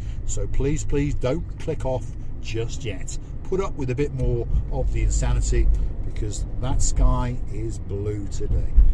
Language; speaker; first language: English; native; English